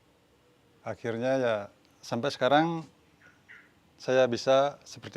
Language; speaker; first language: Indonesian; non-native, local second language; Balinese